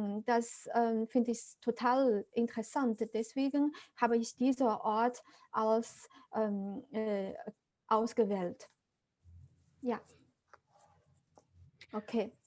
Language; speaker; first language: German; non-native, fluent; Chinese